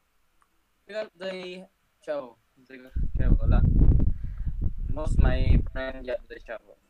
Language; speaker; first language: English; non-native, learner; Vietnamese